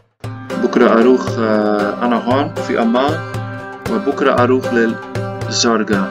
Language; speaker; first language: Arabic; non-native, learner; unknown